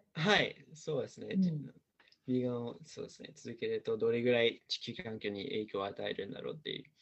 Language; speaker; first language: Japanese; non-native, fluent; English